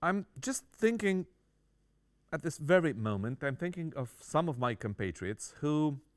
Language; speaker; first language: English; non-native, fluent; Romanian